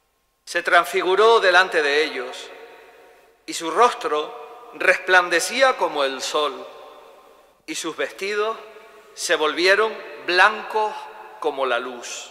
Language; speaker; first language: Spanish; native; Spanish